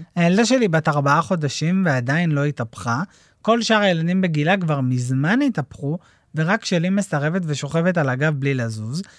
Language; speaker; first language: Hebrew; native; Hebrew